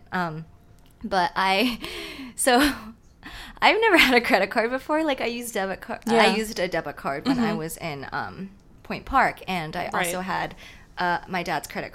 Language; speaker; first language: English; non-native, local second language; Cantonese